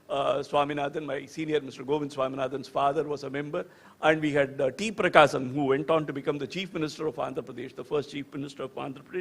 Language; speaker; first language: English; non-native, local second language; Tamil